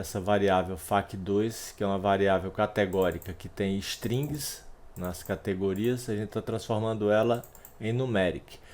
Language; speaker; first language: Portuguese; native; Portuguese